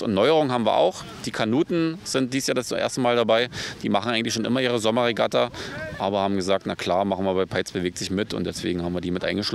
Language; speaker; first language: German; native; German